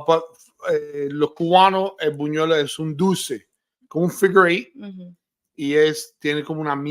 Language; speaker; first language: Spanish; early bilingual, heritage; Spanish